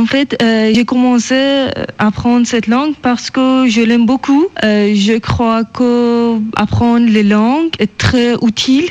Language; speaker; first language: French; non-native, learner; Persian